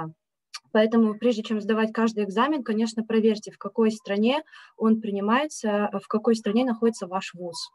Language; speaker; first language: Russian; native; Russian